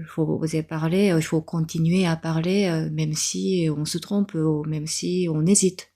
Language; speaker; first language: French; non-native, fluent; Japanese